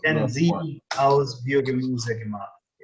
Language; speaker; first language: German; non-native, learner; English